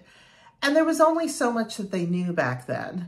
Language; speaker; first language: English; native; English